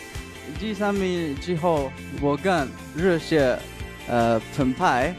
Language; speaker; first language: Chinese; non-native, learner; Japanese